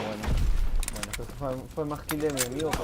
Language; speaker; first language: Spanish; native; Spanish